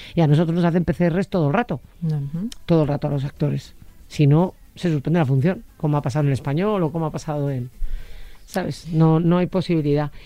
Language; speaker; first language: Spanish; native; Spanish